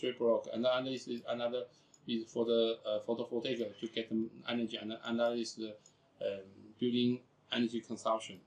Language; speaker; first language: English; non-native, learner; Chinese